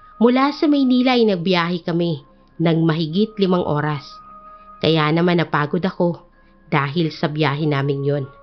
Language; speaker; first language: Filipino; native; Filipino